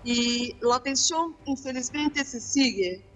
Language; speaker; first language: Spanish; non-native, fluent; Portuguese